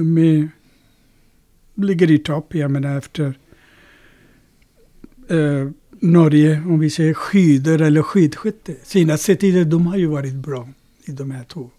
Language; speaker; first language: Swedish; non-native, fluent; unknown